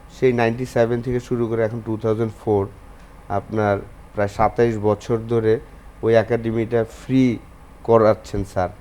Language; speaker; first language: Bangla; native; Bangla